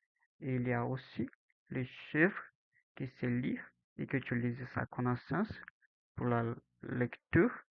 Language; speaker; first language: French; non-native, learner; Portuguese